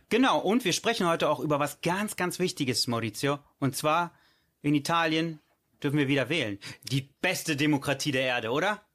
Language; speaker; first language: German; early bilingual, other home language; Italian